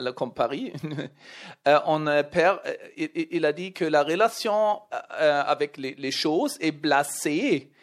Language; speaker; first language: French; non-native, learner; German